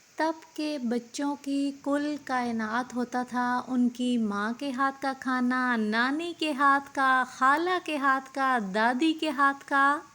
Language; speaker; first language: Urdu; non-native, local second language; Punjabi